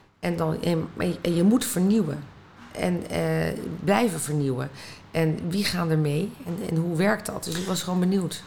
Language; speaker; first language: Dutch; native; Dutch